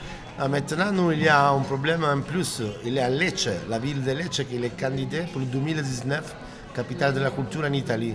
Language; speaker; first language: French; non-native, learner; Italian